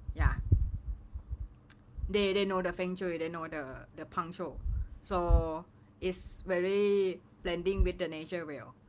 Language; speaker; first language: English; non-native, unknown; Thai